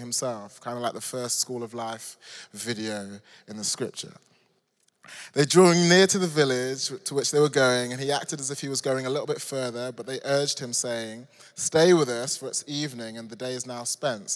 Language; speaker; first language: English; native; English